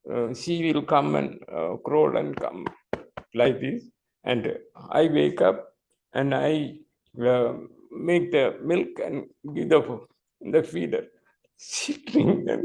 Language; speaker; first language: English; non-native, local second language; Tamil